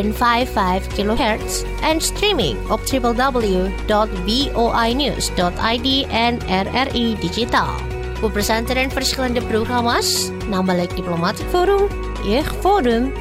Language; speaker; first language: Dutch; non-native, fluent; Indonesian